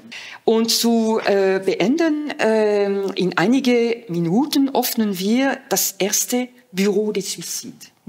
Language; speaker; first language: German; non-native, fluent; French